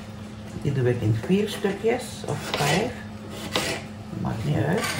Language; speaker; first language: Dutch; non-native, local second language; Caribbean Hindustani